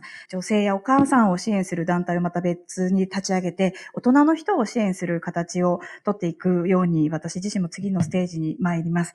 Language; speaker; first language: Japanese; native; Japanese